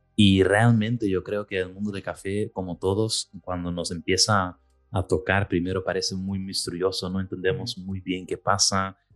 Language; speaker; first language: Spanish; non-native, fluent; Dutch